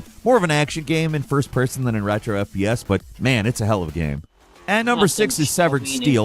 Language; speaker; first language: English; native; English